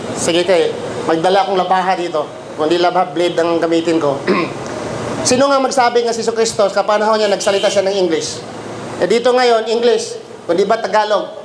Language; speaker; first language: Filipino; non-native, local second language; Cebuano